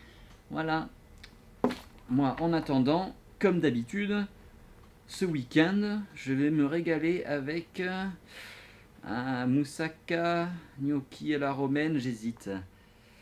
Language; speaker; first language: French; native; French